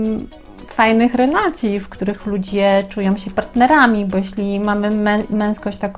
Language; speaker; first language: Polish; native; Polish